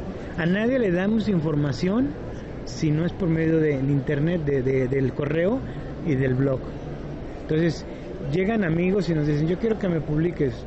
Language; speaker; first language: Spanish; native; Spanish